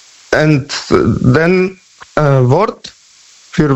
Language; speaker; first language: German; non-native, learner; Polish